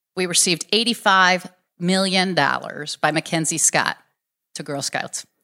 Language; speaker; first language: English; native; English